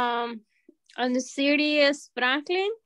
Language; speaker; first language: English; non-native, learner; Spanish